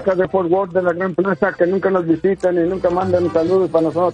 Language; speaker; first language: Spanish; early bilingual, heritage; Spanish